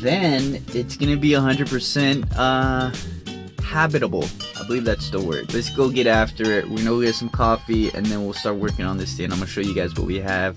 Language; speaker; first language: English; native; English